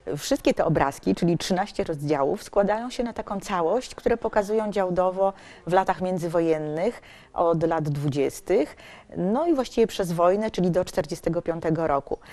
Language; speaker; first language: Polish; native; Polish